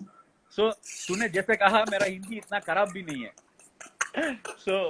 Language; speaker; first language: Hindi; non-native, local second language; Tamil